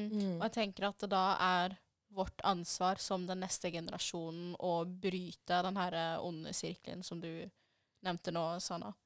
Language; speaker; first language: Norwegian; early bilingual, other home language; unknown